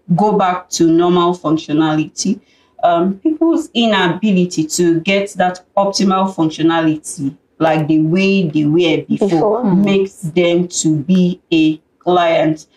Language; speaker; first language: English; non-native, local second language; Yoruba